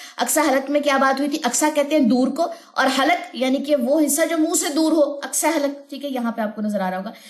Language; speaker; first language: Urdu; native; Urdu